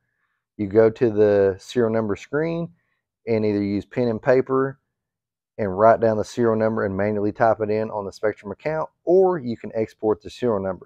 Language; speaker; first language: English; native; English